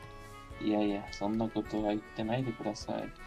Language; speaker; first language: Japanese; non-native, fluent; Spanish